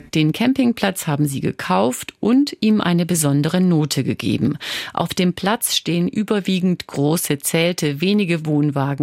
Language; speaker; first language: German; native; German